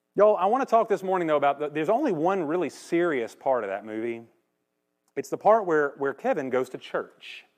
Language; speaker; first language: English; native; English